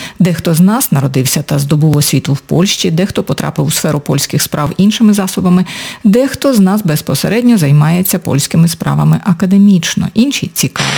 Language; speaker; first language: Ukrainian; native; Ukrainian